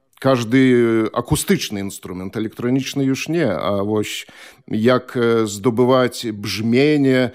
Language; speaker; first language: Polish; non-native, fluent; Belarusian